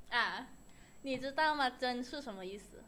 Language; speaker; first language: Chinese; non-native, learner; Thai